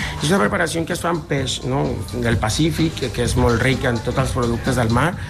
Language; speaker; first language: Catalan; non-native, fluent; Spanish